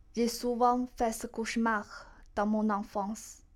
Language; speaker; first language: French; non-native, fluent; Chinese